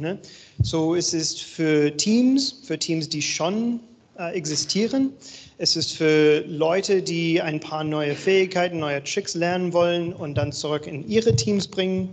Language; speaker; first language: German; non-native, learner; English